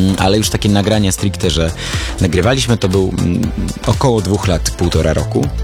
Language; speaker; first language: Polish; early bilingual, other home language; Armenian